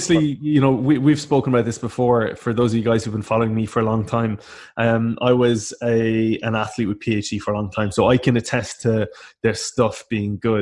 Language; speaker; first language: English; native; English